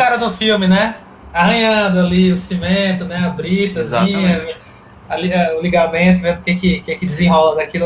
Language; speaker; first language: Portuguese; native; Portuguese